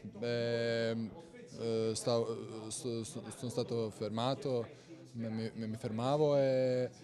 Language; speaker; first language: Italian; non-native, fluent; Serbian